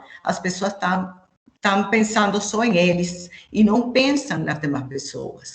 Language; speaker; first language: Portuguese; non-native, fluent; Spanish